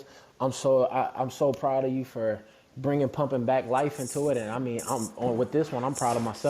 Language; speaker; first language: English; native; English